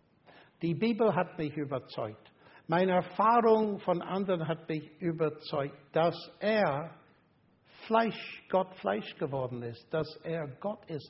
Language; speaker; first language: German; non-native, fluent; English